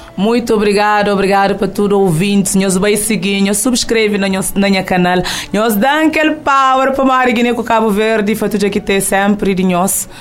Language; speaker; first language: Portuguese; non-native, local second language; Kabuverdianu